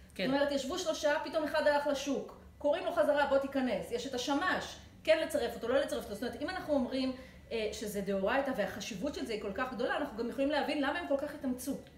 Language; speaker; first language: Hebrew; native; Hebrew